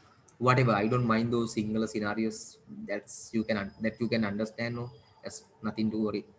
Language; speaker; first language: English; non-native, fluent; Sinhala